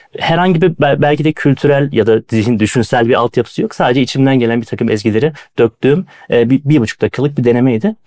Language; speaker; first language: Turkish; native; Turkish